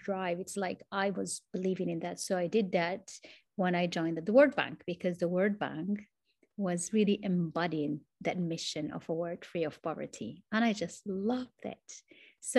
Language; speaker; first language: English; non-native, fluent; Arabic